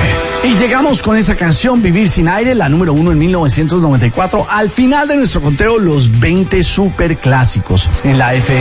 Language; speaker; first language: Spanish; native; Spanish